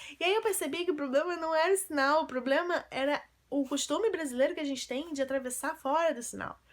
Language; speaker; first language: Portuguese; native; Portuguese